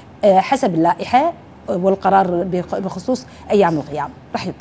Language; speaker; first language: Arabic; native; Arabic